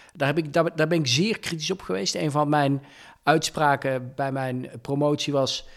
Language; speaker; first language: Dutch; native; Dutch